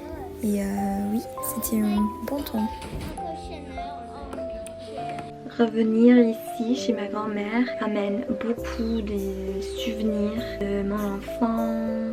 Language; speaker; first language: French; non-native, learner; English